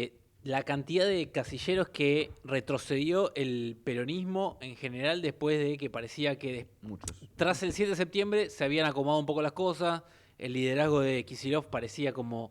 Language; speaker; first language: Spanish; native; Spanish